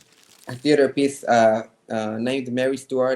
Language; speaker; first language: English; non-native, fluent; Hebrew